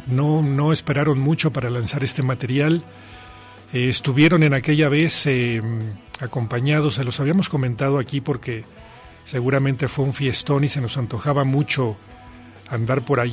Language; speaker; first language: Spanish; native; Spanish